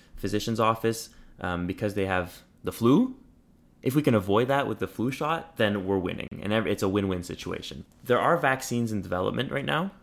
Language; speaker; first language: English; native; English